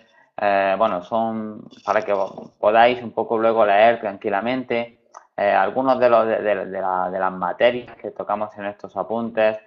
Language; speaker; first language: Spanish; native; Spanish